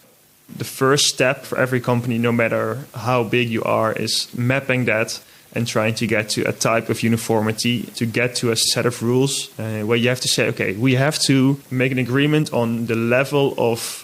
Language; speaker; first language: English; non-native, fluent; Dutch